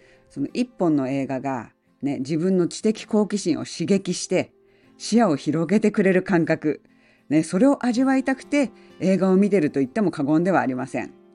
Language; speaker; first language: Japanese; native; Japanese